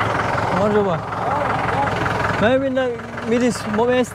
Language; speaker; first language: Turkish; native; Turkish